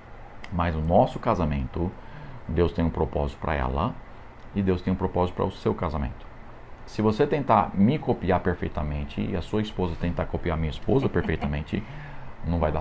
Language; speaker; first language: Portuguese; non-native, fluent; English